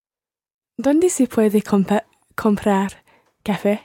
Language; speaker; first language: Spanish; non-native, learner; English